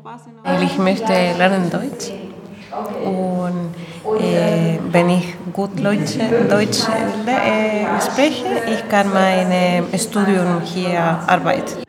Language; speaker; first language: German; non-native, learner; Spanish